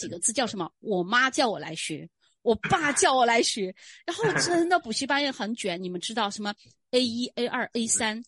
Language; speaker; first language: Chinese; native; Chinese